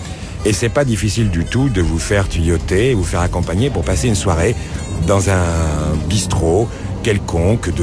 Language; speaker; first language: French; native; French